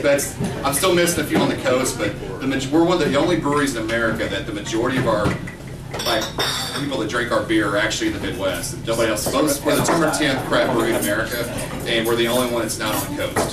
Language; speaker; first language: English; native; English